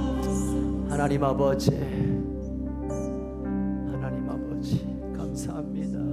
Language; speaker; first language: Korean; native; Korean